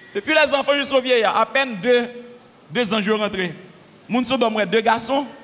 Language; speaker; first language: French; non-native, local second language; Haitian Creole